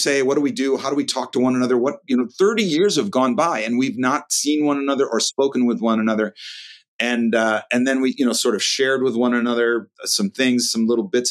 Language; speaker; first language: English; native; English